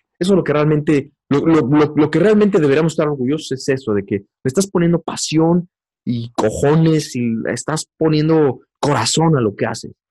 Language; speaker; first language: Spanish; native; Spanish